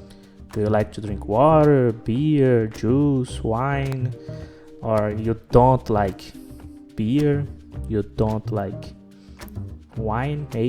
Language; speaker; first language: English; non-native, fluent; Portuguese